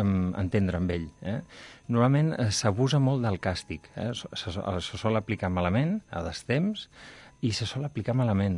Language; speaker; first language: Catalan; native; Catalan